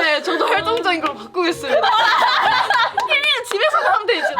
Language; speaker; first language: Korean; native; Korean